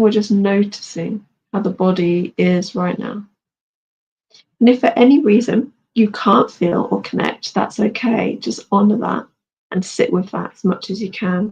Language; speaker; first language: English; native; English